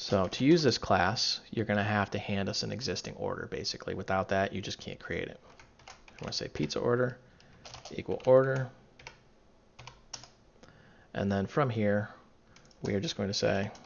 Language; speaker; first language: English; native; English